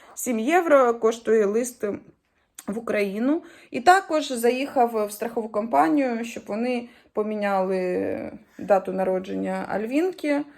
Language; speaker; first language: Ukrainian; native; Ukrainian